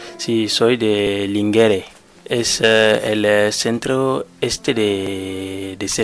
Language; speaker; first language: Spanish; non-native, learner; Wolof